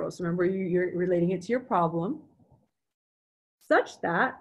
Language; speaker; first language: English; native; English